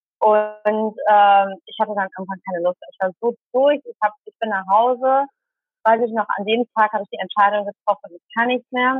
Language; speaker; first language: German; early bilingual, other home language; Tamil